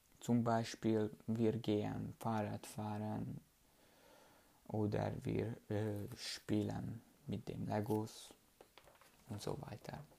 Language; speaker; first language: German; non-native, learner; Hungarian